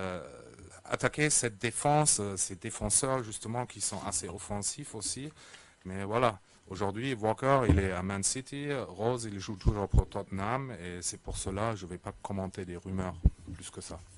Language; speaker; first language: French; native; French